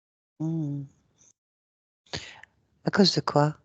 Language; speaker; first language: French; native; French